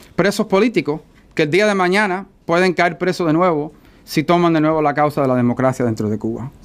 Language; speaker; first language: Spanish; early bilingual, heritage; Spanish